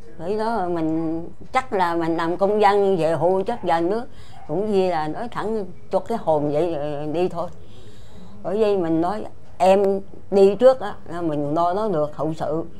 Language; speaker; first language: Vietnamese; non-native, local second language; Chinese